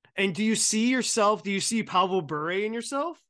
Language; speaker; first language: English; native; English